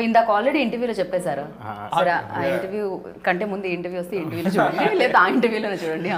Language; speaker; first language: Telugu; native; Telugu